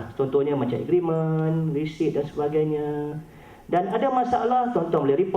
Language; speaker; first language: Malay; native; Malay